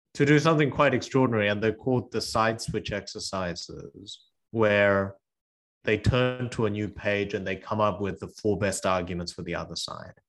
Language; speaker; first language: English; early bilingual, other home language; Korean